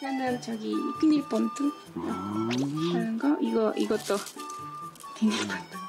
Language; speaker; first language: Korean; non-native, learner; Spanish